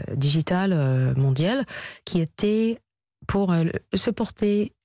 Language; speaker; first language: French; non-native, fluent; English